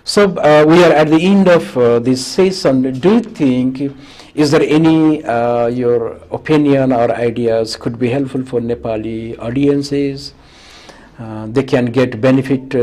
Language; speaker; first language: English; non-native, local second language; Nepali